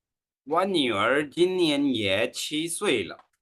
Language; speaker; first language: Chinese; non-native, fluent; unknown